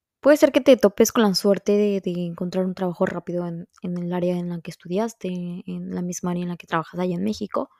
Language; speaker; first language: Spanish; native; Spanish